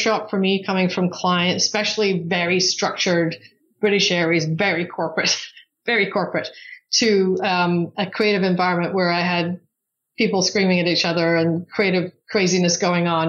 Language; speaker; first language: English; native; English